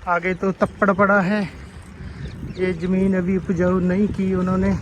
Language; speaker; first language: Hindi; non-native, local second language; Punjabi